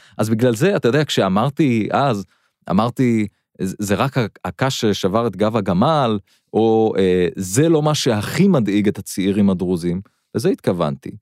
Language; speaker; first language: Hebrew; non-native, local second language; Arabic